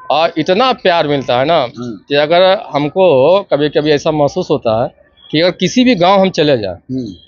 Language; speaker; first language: Hindi; native; Hindi